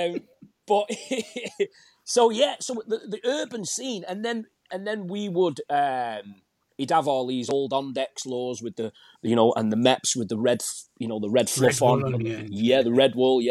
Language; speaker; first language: English; native; English